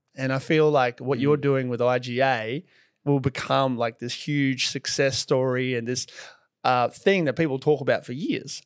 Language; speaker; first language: English; native; English